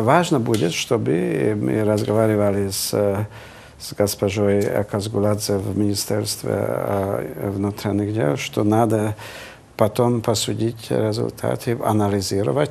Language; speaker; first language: Russian; non-native, fluent; Hungarian